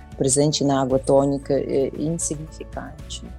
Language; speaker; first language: Portuguese; non-native, fluent; Russian